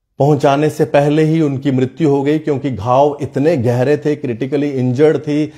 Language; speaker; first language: Hindi; native; Hindi